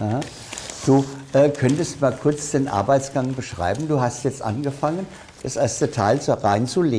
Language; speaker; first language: German; native; German